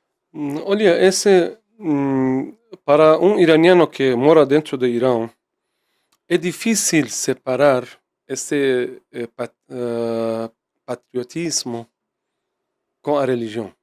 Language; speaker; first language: Portuguese; non-native, fluent; Persian